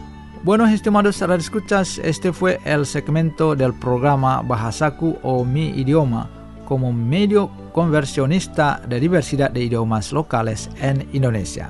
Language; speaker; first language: Spanish; non-native, fluent; Indonesian